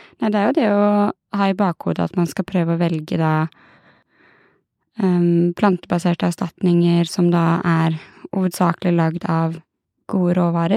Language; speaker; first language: Norwegian; native; Norwegian